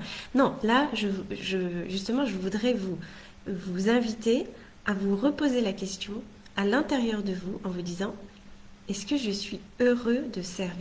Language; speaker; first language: French; native; French